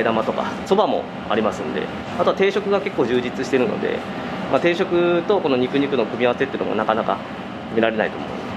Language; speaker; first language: Japanese; native; Japanese